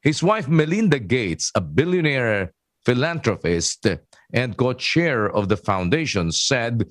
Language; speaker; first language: English; non-native, local second language; Filipino